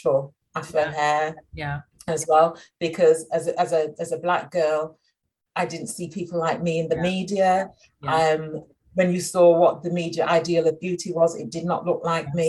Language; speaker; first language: English; native; English